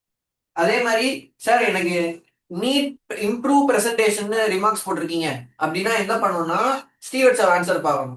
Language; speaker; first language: Tamil; native; Tamil